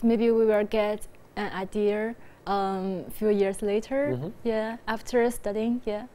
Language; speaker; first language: English; non-native, fluent; Chinese